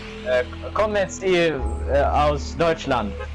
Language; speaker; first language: German; non-native, learner; Swedish